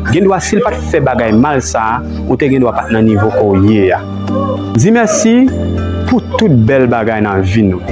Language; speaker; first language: French; non-native, local second language; Haitian Creole